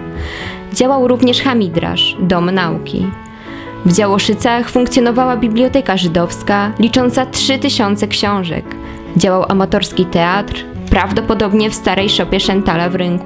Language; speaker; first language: Polish; native; Polish